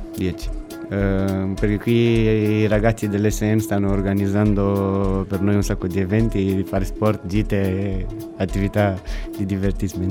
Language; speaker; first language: Italian; non-native, fluent; Romanian